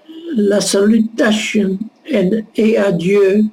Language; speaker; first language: French; non-native, learner; Dutch